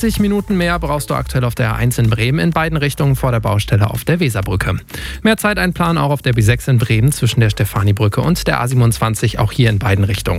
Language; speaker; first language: German; native; German